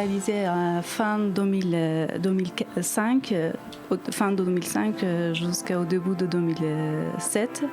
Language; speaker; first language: French; non-native, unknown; Persian